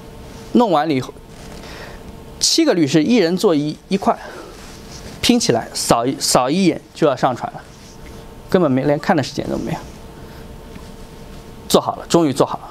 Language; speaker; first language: Chinese; native; Chinese